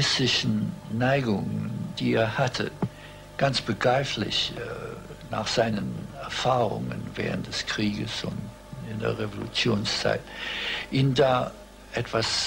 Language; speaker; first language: German; early bilingual, heritage; German